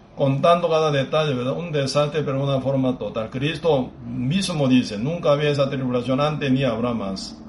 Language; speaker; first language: Spanish; non-native, fluent; Korean